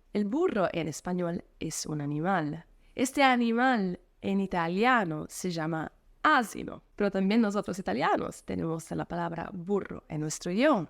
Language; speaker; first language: Spanish; non-native, fluent; Italian